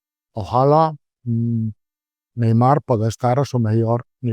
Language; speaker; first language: Spanish; non-native, fluent; Italian